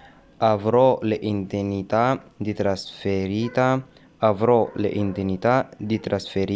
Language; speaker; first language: Italian; non-native, learner; Urdu